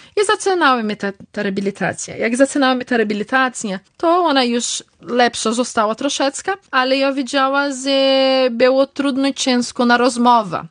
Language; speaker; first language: Polish; early bilingual, heritage; Polish